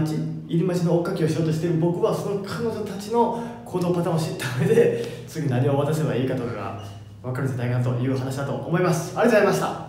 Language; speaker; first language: Japanese; native; Japanese